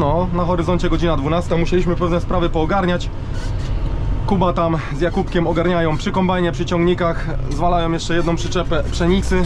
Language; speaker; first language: Polish; native; Polish